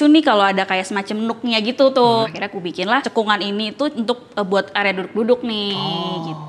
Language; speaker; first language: Indonesian; native; Indonesian